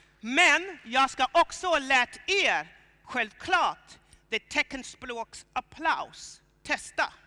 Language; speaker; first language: Swedish; non-native, fluent; English